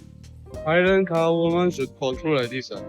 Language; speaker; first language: English; non-native, local second language; Chinese